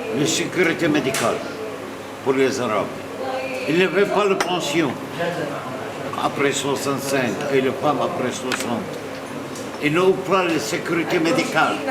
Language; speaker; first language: French; non-native, learner; Arabic